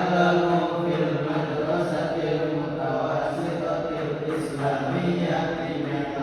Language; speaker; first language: Arabic; non-native, learner; Indonesian